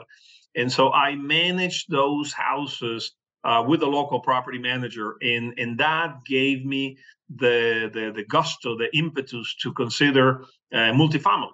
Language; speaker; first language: English; non-native, fluent; Spanish